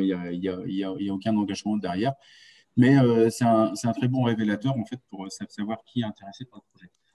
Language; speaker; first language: French; native; French